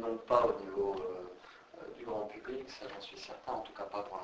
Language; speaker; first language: French; native; French